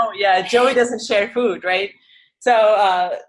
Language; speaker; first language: English; non-native, fluent; Estonian